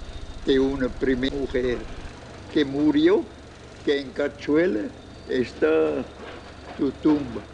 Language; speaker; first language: Spanish; non-native, fluent; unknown